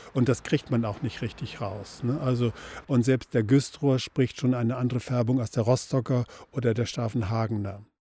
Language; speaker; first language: German; native; German